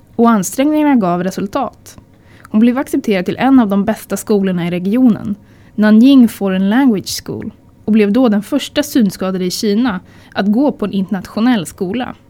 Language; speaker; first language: Swedish; native; Swedish